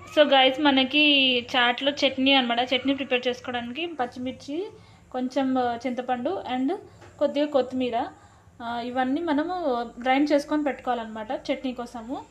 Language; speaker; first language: Telugu; non-native, local second language; Lambadi